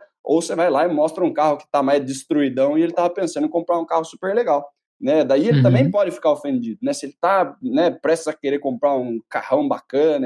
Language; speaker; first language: Portuguese; native; Portuguese